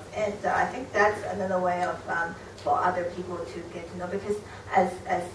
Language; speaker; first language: English; non-native, fluent; Chinese